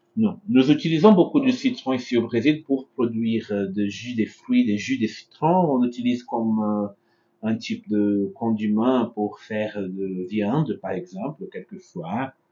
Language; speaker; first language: French; non-native, fluent; Portuguese